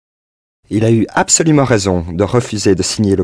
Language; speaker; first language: French; non-native, learner; English